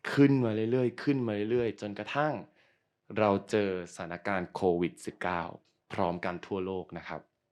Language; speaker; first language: Thai; native; Thai